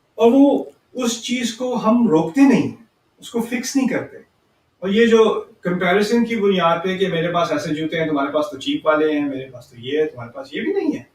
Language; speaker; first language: Urdu; early bilingual, heritage; Urdu